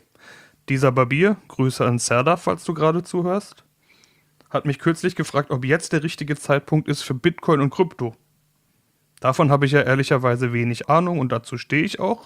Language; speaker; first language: German; native; German